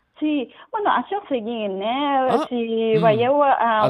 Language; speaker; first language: Catalan; non-native, learner; Japanese